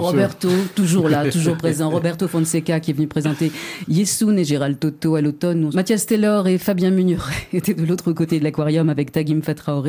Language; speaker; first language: French; native; French